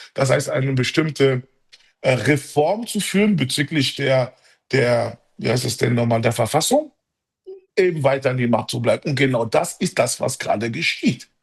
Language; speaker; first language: German; early bilingual, other home language; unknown